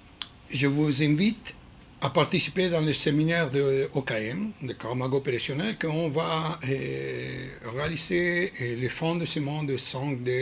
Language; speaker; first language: French; non-native, learner; Hebrew